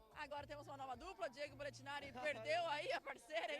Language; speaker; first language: Portuguese; native; Portuguese